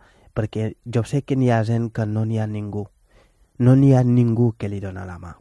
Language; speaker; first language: Catalan; non-native, fluent; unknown